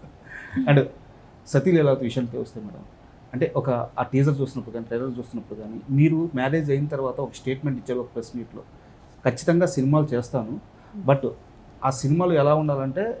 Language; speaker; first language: Telugu; native; Telugu